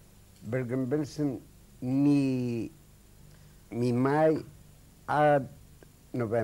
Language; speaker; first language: Hebrew; non-native, fluent; Arabic